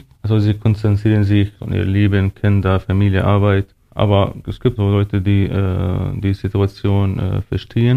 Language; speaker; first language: German; non-native, fluent; Arabic